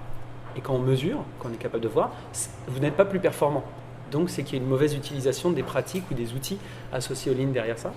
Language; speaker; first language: French; native; French